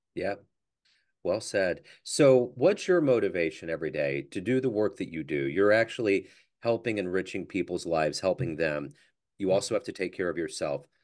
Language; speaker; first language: English; native; English